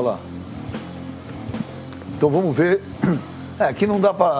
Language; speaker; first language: Portuguese; native; Portuguese